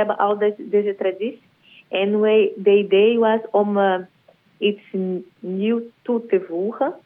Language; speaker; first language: Dutch; non-native, learner; Portuguese